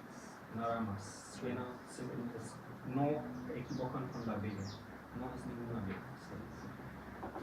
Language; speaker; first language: Spanish; non-native, fluent; German